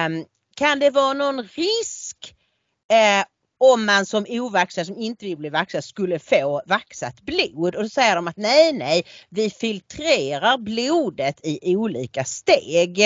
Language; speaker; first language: Swedish; native; Swedish